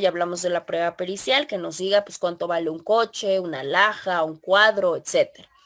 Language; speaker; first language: Spanish; native; Spanish